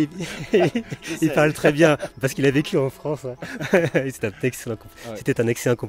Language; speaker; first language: French; native; French